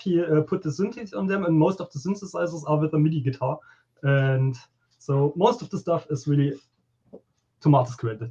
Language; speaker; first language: English; non-native, fluent; German